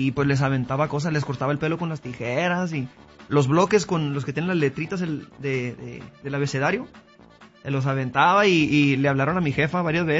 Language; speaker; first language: Spanish; early bilingual, heritage; Spanish